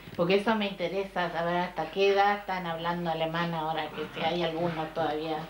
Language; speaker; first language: Spanish; native; Spanish